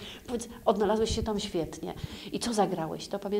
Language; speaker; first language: Polish; native; Polish